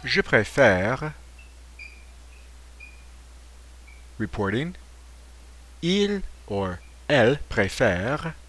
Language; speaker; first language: French; non-native, fluent; English